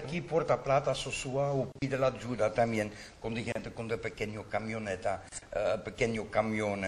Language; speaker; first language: Spanish; non-native, learner; Dutch